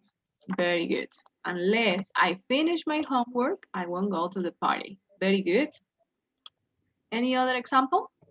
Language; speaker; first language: English; non-native, fluent; Spanish